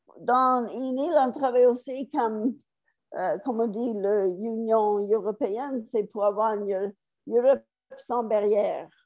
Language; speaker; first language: French; non-native, fluent; English